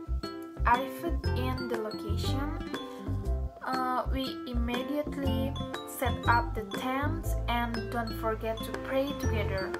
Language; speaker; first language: English; non-native, learner; Indonesian